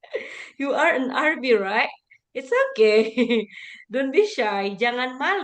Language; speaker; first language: English; non-native, learner; Indonesian